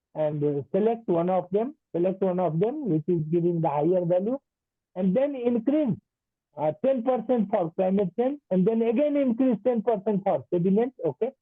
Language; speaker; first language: English; non-native, local second language; Nepali